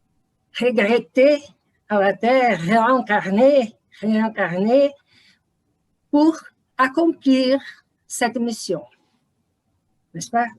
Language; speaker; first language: French; non-native, learner; Portuguese